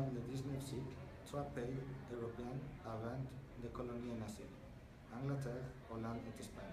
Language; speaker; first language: French; non-native, learner; Spanish